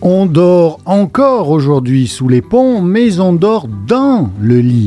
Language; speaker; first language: French; native; French